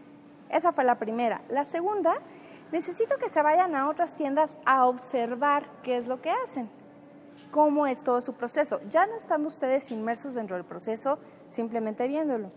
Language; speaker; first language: Spanish; native; Spanish